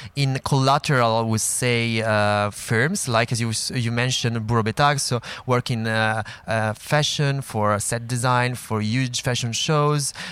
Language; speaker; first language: English; non-native, fluent; Italian